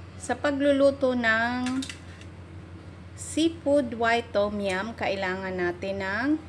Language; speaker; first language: Filipino; native; Filipino